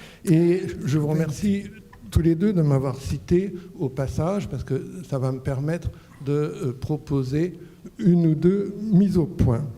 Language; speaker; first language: French; native; French